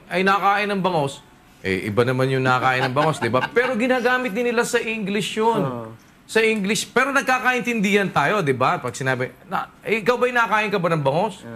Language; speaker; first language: Filipino; native; Filipino